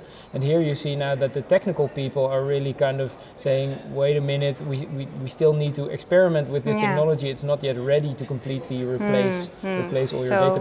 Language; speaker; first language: English; non-native, fluent; Dutch